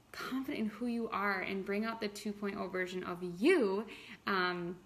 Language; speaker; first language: English; native; English